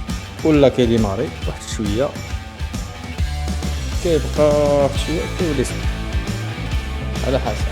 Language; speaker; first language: Arabic; native; Arabic